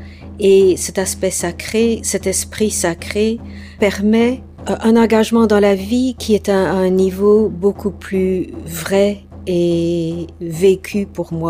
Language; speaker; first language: French; non-native, fluent; English